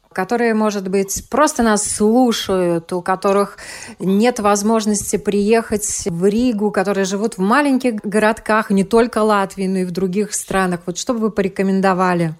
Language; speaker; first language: Russian; native; Russian